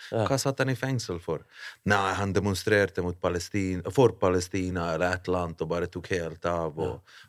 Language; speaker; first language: Norwegian; early bilingual, other home language; Bosnian